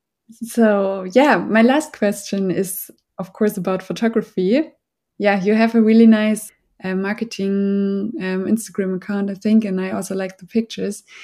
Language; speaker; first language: English; non-native, fluent; German